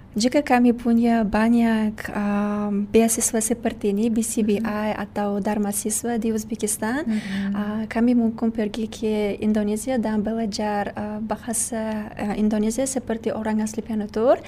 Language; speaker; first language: Indonesian; non-native, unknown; Uzbek